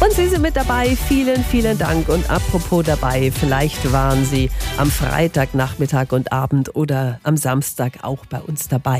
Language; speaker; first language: German; native; German